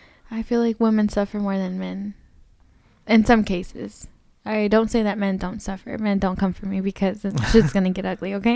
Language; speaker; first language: English; early bilingual, other home language; Spanish